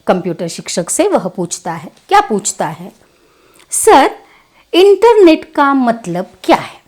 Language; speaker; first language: Hindi; non-native, local second language; Kannada